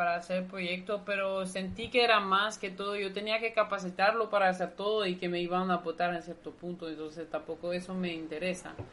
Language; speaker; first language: Spanish; non-native, fluent; Dutch